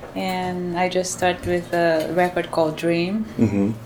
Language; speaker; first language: English; early bilingual, other home language; Portuguese